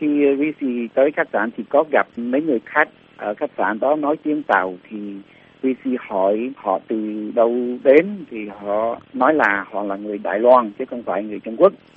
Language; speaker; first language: Vietnamese; early bilingual, heritage; Vietnamese